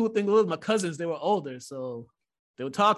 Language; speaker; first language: English; early bilingual, other home language; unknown